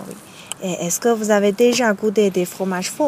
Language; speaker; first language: French; non-native, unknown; Chinese